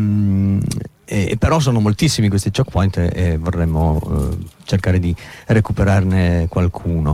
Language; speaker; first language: Italian; native; Italian